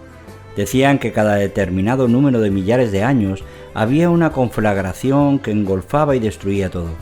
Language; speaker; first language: Spanish; native; Spanish